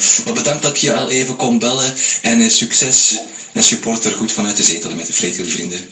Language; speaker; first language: Dutch; native; Dutch